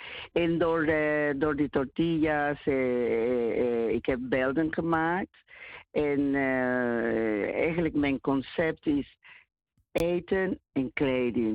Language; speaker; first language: Dutch; non-native, learner; Spanish